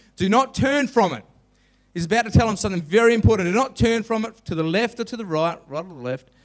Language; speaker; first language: English; native; English